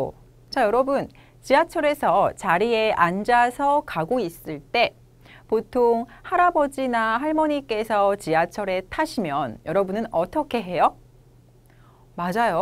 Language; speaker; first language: Korean; native; Korean